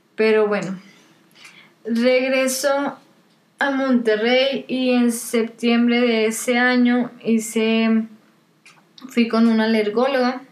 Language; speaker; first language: Spanish; native; Spanish